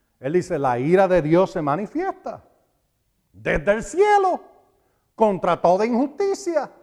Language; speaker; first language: Spanish; early bilingual, heritage; Spanish